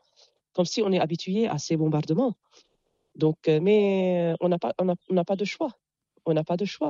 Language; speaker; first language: French; non-native, local second language; Arabic